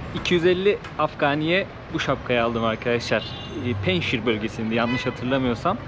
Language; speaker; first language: Turkish; native; Turkish